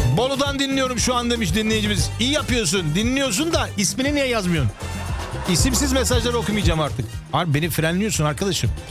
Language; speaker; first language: Turkish; early bilingual, heritage; Turkish